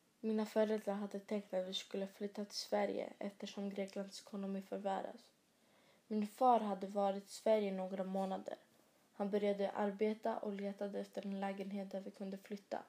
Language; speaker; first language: Swedish; early bilingual, other home language; Greek